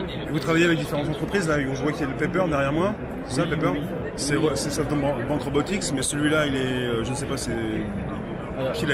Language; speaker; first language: French; native; French